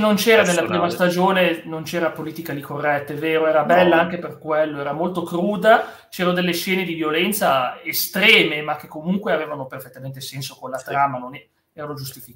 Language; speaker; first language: Italian; native; Italian